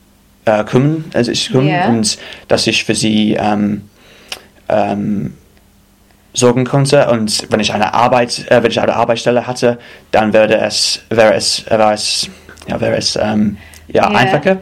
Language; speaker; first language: German; non-native, fluent; English